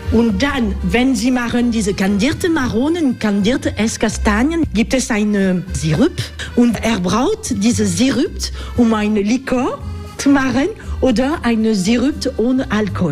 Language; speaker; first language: German; non-native, fluent; French